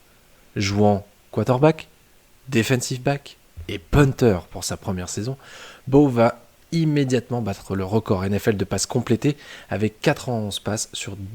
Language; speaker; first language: French; native; French